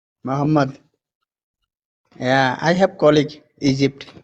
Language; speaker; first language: English; non-native, learner; Bangla